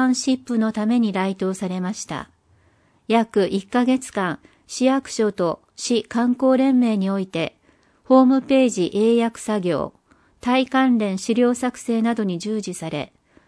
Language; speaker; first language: Japanese; native; Japanese